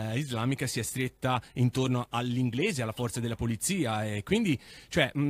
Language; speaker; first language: Italian; native; Italian